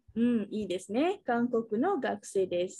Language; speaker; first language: Japanese; non-native, fluent; Malay